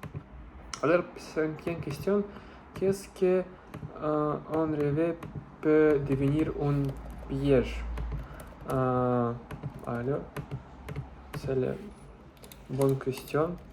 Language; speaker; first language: French; non-native, learner; Russian